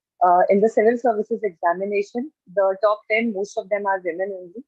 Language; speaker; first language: English; non-native, local second language; Hindi